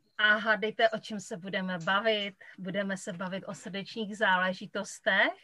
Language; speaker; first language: Czech; native; Czech